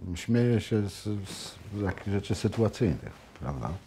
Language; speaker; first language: Polish; native; Polish